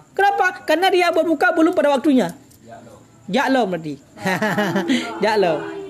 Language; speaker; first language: Malay; non-native, local second language; Achinese